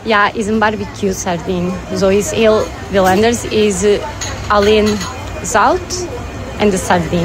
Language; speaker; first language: Dutch; non-native, learner; Portuguese